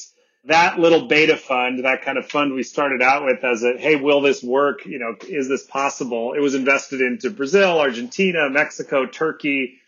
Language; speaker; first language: English; native; English